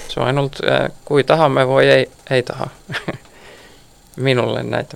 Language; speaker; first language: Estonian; non-native, learner; Finnish